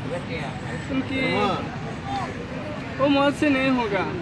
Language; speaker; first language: Hindi; non-native, learner; Rohingya